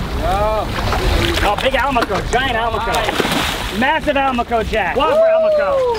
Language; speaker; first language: English; native; English